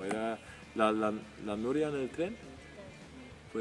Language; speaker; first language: Spanish; non-native, fluent; Dutch